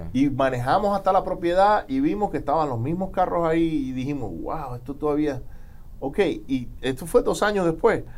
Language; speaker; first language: Spanish; native; Spanish